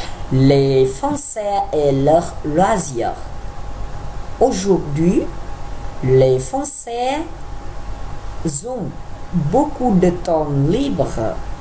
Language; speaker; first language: French; non-native, fluent; Vietnamese